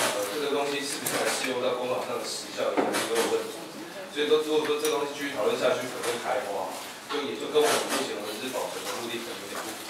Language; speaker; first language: Chinese; native; Chinese